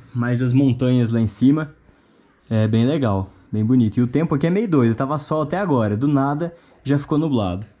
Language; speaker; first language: Portuguese; native; Portuguese